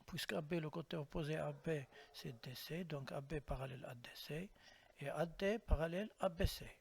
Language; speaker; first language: French; non-native, local second language; Arabic